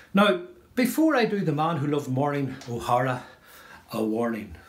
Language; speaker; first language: English; native; English